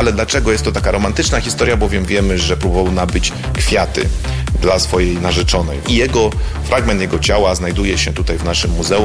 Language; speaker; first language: Polish; native; Polish